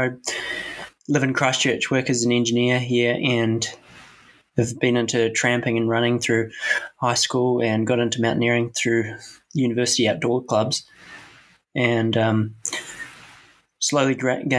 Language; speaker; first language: English; native; English